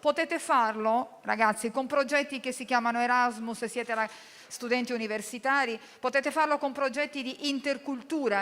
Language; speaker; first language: Italian; native; Italian